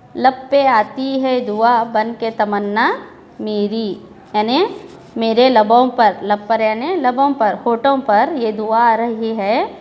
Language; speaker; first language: Hindi; native; Hindi